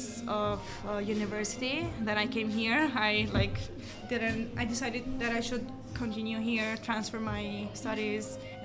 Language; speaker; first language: English; non-native, fluent; Albanian